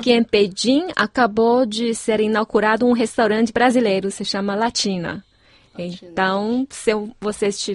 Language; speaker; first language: Portuguese; non-native, fluent; Chinese